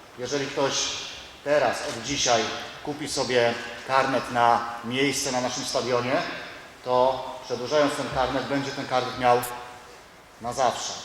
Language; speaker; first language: Polish; native; Polish